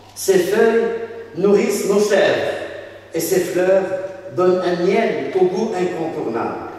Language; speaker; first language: French; non-native, local second language; Arabic